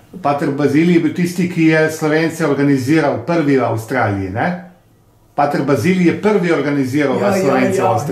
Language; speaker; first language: Slovenian; native; Slovenian